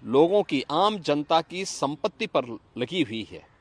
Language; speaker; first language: Hindi; native; Hindi